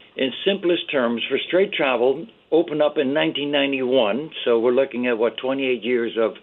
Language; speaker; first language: English; early bilingual, other home language; Dutch